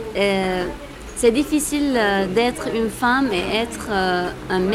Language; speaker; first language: French; non-native, local second language; Arabic